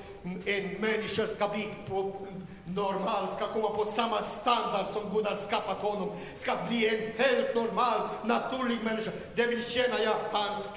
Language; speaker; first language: Swedish; non-native, learner; Romanian